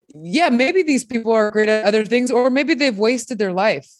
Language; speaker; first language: English; early bilingual, other home language; Spanish